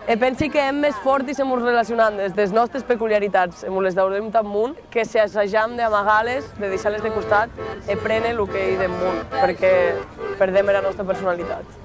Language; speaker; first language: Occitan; native; Occitan